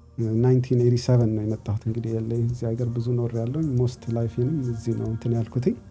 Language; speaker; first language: Amharic; early bilingual, other home language; English